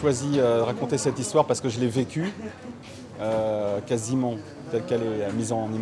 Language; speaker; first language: French; native; French